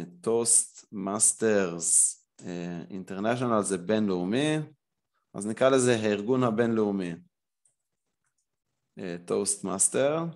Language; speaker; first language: Hebrew; native; Hebrew